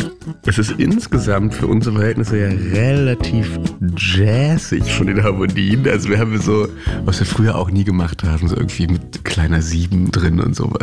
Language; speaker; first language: German; native; German